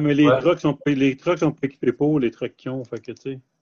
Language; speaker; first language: French; native; French